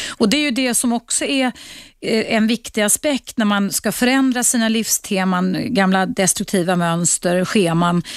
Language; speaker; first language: Swedish; native; Swedish